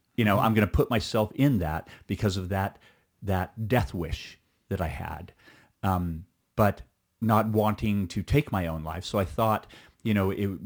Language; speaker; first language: English; early bilingual, other home language; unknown